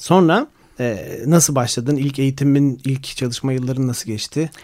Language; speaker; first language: Turkish; native; Turkish